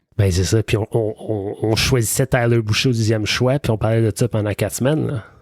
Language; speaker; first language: French; native; French